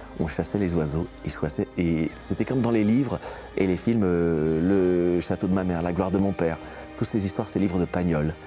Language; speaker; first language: French; early bilingual, other home language; Portuguese